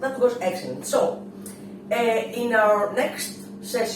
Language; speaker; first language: English; non-native, fluent; Greek